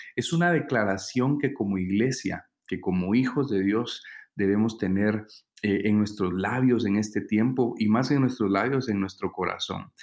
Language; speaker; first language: Spanish; native; Spanish